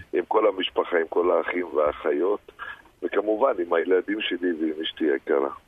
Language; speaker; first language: Hebrew; early bilingual, other home language; Arabic